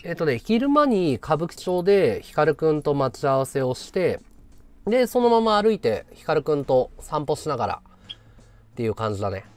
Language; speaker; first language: Japanese; native; Japanese